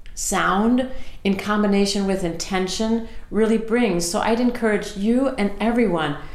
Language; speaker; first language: English; native; English